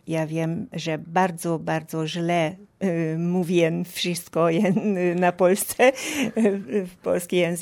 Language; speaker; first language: Polish; non-native, learner; Hungarian